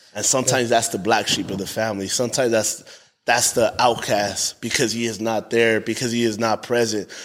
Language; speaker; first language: English; early bilingual, other home language; Spanish